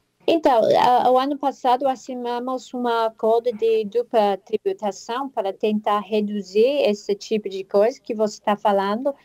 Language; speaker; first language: Portuguese; non-native, fluent; English